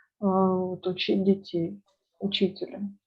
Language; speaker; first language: Russian; native; Russian